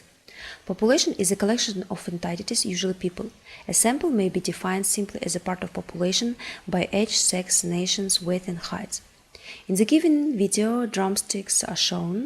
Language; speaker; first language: English; non-native, fluent; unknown